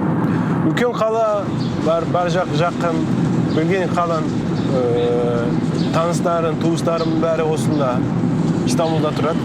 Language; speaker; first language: Kazakh; early bilingual, heritage; Kazakh